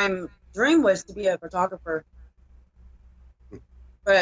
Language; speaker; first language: English; native; English